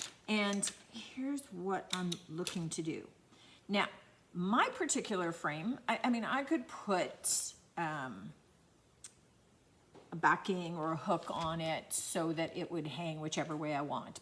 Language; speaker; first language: English; native; English